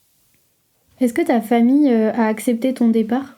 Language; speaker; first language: French; native; French